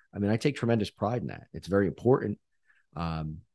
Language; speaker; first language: English; native; English